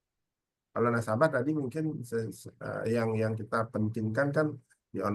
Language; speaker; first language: Indonesian; native; Indonesian